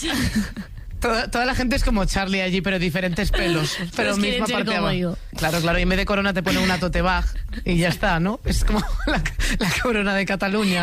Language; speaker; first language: Spanish; native; Spanish